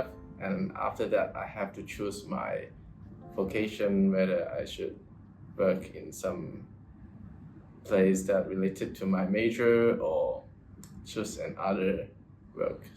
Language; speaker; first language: English; non-native, local second language; Cantonese